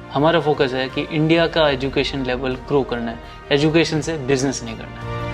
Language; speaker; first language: Hindi; native; Hindi